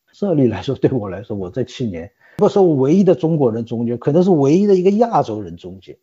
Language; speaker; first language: Chinese; native; Chinese